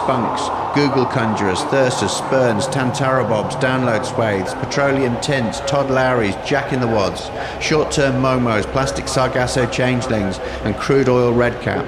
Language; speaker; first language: English; native; English